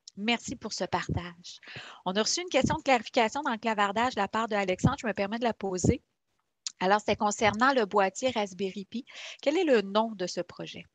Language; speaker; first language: French; native; French